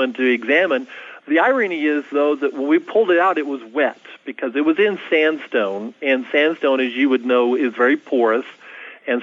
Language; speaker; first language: English; native; English